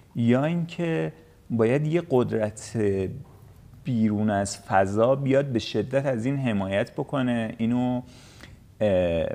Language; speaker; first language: Persian; native; Persian